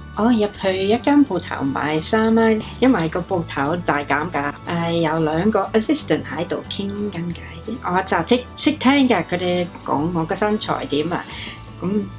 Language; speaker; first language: Cantonese; non-native, fluent; English